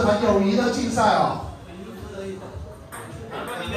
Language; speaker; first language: Chinese; native; Chinese